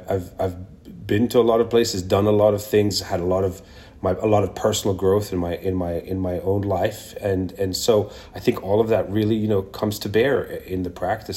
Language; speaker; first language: English; non-native, local second language; Hebrew